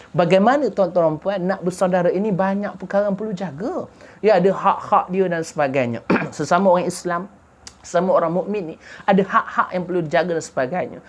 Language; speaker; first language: Malay; native; Malay